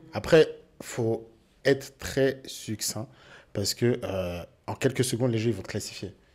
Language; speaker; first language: French; early bilingual, other home language; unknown